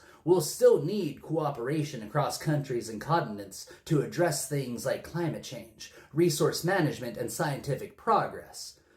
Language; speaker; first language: English; native; English